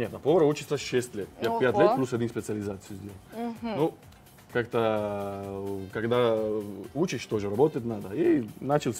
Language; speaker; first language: Russian; non-native, fluent; Italian